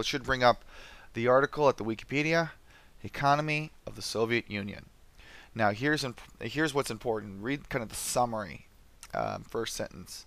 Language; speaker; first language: English; native; English